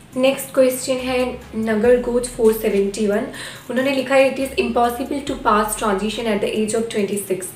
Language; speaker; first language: Hindi; non-native, local second language; Bangla